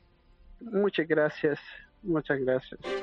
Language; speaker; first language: Spanish; non-native, learner; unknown